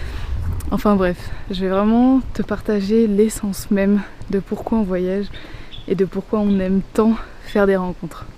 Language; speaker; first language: French; native; French